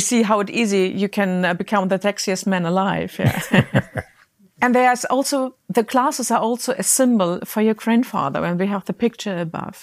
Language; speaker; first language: English; non-native, fluent; German